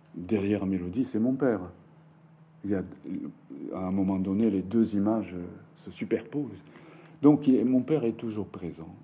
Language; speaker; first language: French; non-native, fluent; Japanese